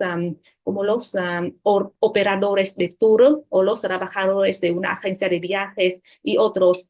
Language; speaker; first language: Spanish; non-native, fluent; Vietnamese